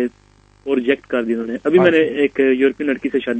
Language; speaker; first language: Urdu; non-native, local second language; Punjabi